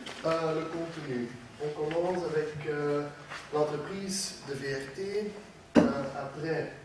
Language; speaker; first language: French; non-native, learner; Dutch